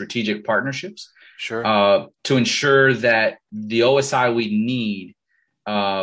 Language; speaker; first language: English; early bilingual, other home language; Spanish